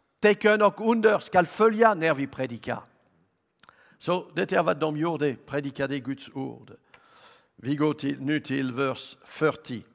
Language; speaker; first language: Swedish; non-native, learner; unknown